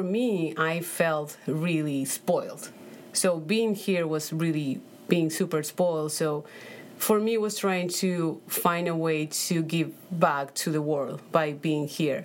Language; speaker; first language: English; non-native, fluent; Spanish